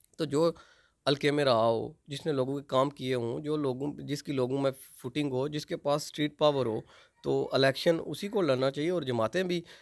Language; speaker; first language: Urdu; non-native, local second language; Pahari-Potwari